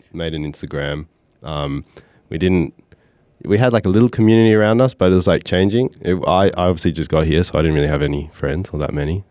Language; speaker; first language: English; native; English